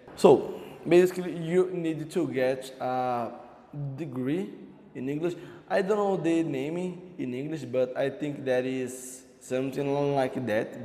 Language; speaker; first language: English; non-native, learner; Portuguese